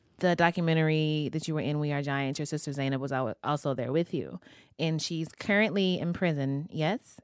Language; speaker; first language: English; native; English